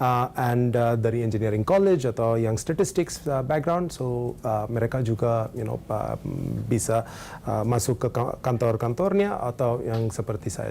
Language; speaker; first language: Indonesian; non-native, learner; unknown